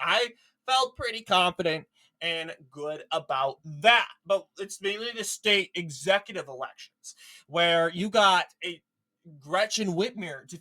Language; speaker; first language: English; native; English